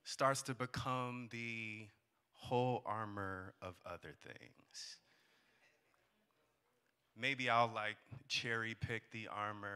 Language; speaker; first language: English; native; English